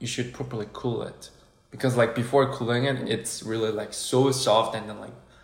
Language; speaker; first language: English; non-native, fluent; Korean